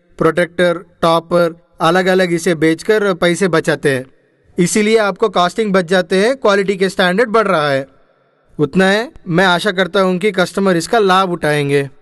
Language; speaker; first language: Hindi; non-native, local second language; Telugu